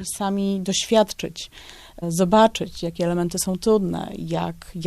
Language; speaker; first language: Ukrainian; non-native, fluent; Polish